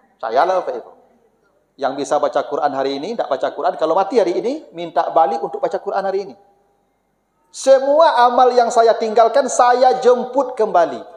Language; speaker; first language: Malay; non-native, local second language; Minangkabau